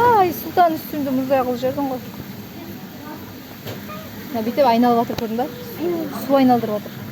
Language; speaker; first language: Kazakh; native; Kazakh